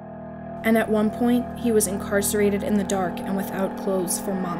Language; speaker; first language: English; native; English